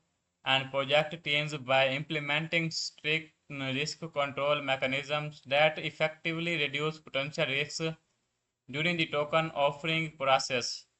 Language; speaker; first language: English; non-native, learner; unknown